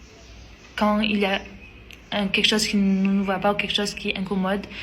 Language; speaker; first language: French; early bilingual, other home language; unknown